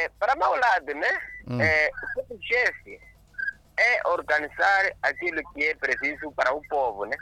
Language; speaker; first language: Portuguese; non-native, local second language; Makhuwa